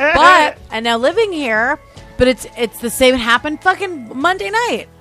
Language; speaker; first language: English; native; English